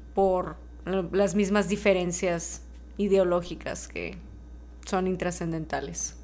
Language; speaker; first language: Spanish; native; Spanish